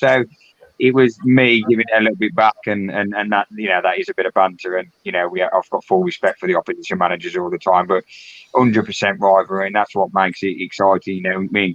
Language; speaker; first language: English; native; English